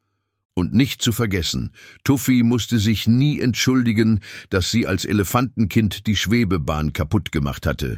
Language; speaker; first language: German; native; German